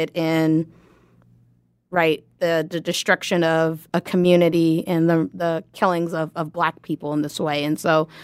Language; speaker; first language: English; native; English